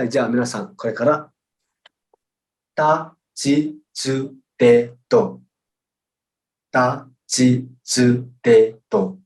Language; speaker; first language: Japanese; non-native, fluent; Nepali